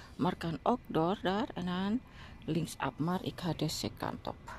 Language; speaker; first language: Dutch; non-native, learner; Indonesian